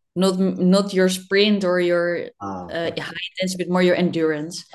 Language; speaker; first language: English; non-native, fluent; Dutch